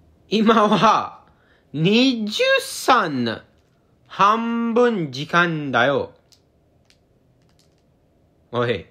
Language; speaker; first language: Japanese; non-native, learner; English